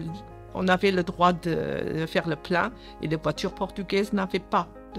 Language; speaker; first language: French; early bilingual, other home language; Portuguese